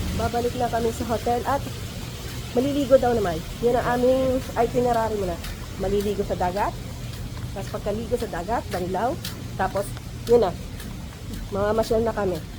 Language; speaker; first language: Filipino; native; Filipino